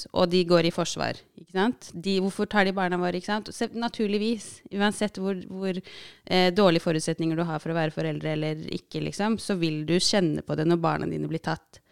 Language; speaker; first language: Norwegian; early bilingual, other home language; Arabic